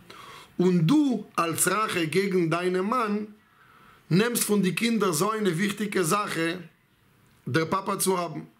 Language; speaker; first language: German; non-native, fluent; Hebrew